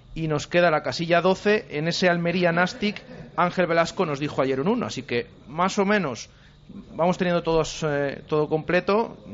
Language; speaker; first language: Spanish; native; Spanish